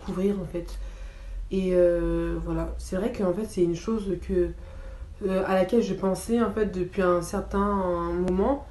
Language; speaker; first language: French; early bilingual, other home language; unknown